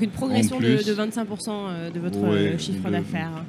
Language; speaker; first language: French; native; French